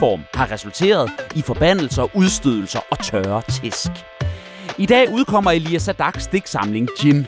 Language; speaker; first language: Danish; native; Danish